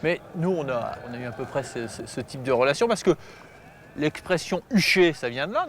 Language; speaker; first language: French; native; French